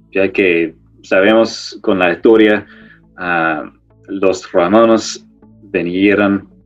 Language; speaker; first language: Spanish; non-native, fluent; English